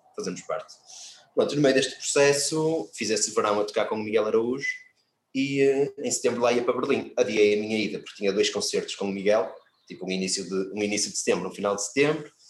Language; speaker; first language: Portuguese; native; Portuguese